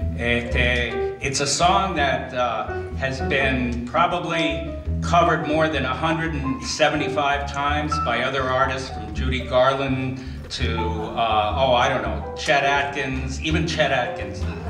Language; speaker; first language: English; early bilingual, other home language; Spanish